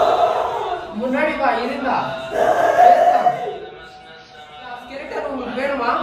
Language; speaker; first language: Tamil; non-native, local second language; Kannada